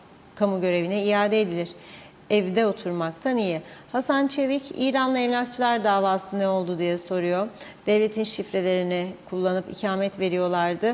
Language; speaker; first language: Turkish; native; Turkish